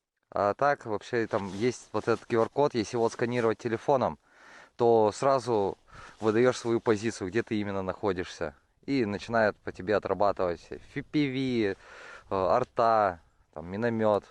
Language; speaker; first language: Russian; native; Russian